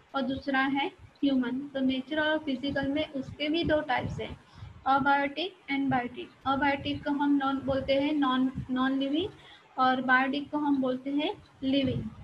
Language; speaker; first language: Hindi; non-native, local second language; Marathi